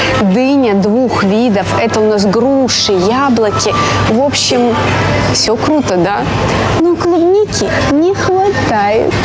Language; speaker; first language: Russian; native; Russian